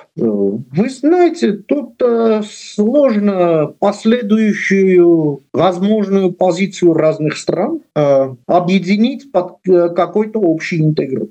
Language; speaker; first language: Russian; non-native, local second language; Armenian